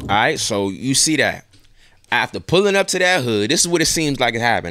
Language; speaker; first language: English; native; English